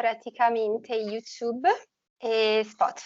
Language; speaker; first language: Italian; non-native, fluent; Portuguese